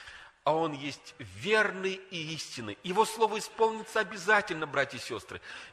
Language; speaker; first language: Russian; native; Russian